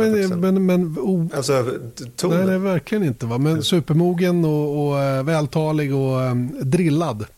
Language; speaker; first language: Swedish; native; Swedish